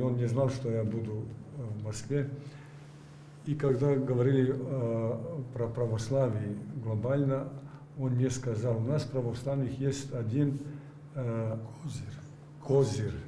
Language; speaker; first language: Russian; non-native, learner; Serbian